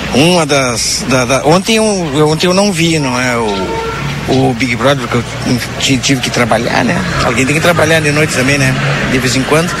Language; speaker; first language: Portuguese; native; Portuguese